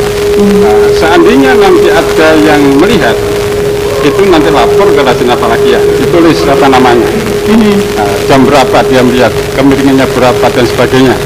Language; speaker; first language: Indonesian; native; Indonesian